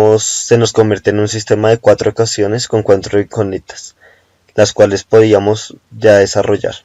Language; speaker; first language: Spanish; native; Spanish